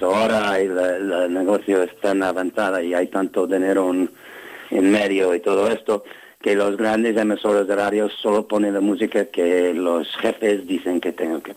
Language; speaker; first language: Spanish; non-native, learner; English